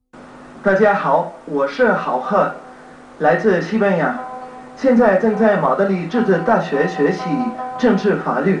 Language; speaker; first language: Chinese; non-native, learner; Spanish